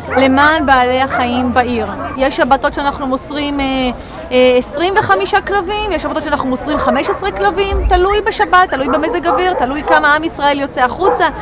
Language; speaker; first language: Hebrew; native; Hebrew